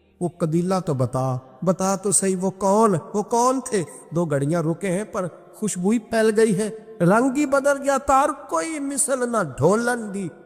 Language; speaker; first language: Urdu; non-native, local second language; Punjabi